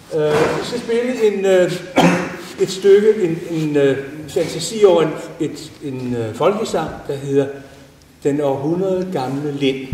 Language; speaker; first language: Danish; native; Danish